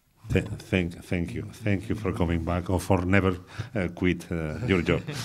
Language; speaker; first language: English; non-native, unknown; Catalan